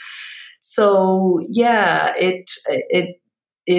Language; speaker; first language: English; native; English